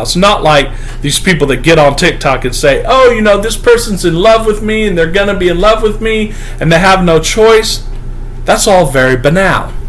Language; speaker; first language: English; native; English